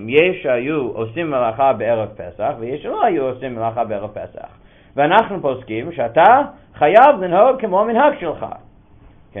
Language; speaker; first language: Hebrew; non-native, fluent; English